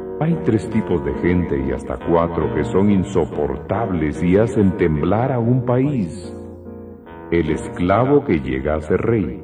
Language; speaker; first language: Spanish; native; Spanish